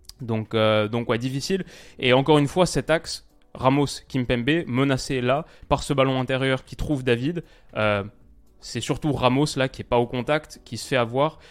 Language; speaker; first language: French; native; French